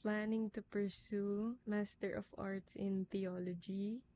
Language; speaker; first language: English; non-native, local second language; Filipino